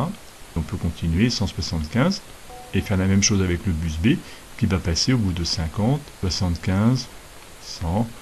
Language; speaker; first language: French; native; French